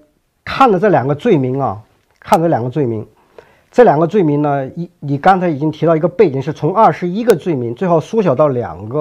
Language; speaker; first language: Chinese; native; Chinese